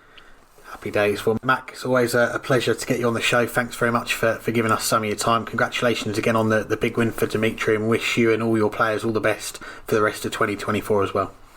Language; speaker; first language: English; native; English